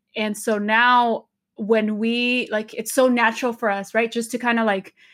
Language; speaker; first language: English; early bilingual, other home language; Spanish